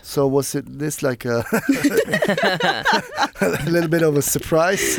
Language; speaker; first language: English; non-native, fluent; Swedish